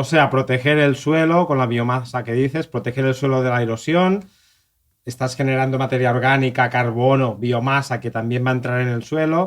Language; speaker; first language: Spanish; native; Spanish